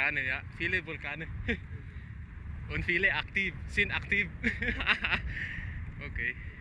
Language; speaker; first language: German; non-native, learner; Filipino